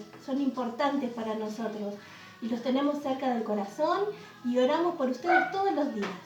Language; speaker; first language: Spanish; native; Spanish